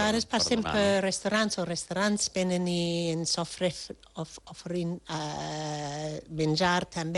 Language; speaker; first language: Catalan; non-native, fluent; French